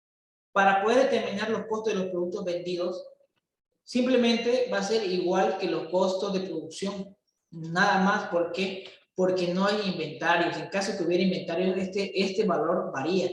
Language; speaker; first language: Spanish; native; Spanish